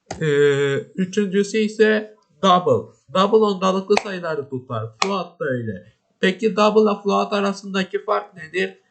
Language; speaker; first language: Turkish; native; Turkish